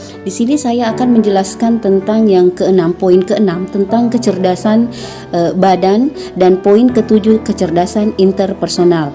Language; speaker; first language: Indonesian; non-native, local second language; Buginese